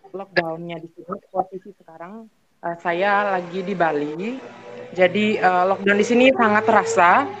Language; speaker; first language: Indonesian; native; Indonesian